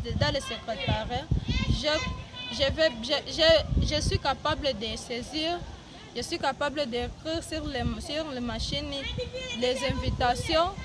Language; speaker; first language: French; non-native, learner; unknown